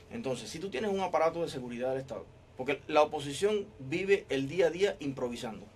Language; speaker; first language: Spanish; native; Spanish